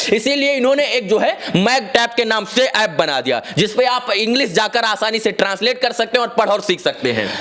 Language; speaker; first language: Hindi; native; Hindi